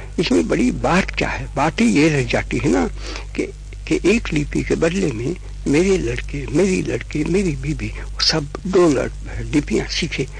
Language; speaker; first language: Hindi; non-native, local second language; Gujarati